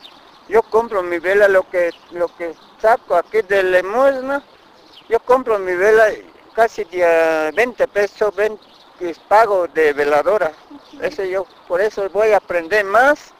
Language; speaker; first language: Spanish; non-native, local second language; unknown